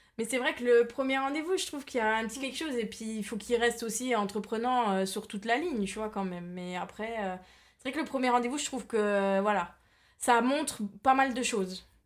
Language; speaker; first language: French; native; French